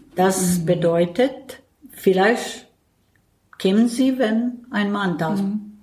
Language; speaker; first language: German; non-native, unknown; Bosnian